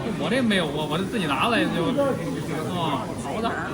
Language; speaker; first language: Chinese; native; Chinese